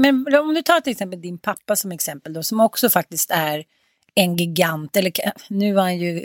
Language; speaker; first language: Swedish; native; Swedish